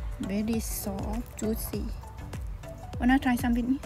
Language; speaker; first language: English; non-native, learner; Thai